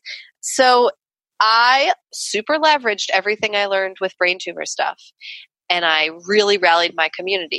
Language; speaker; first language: English; native; English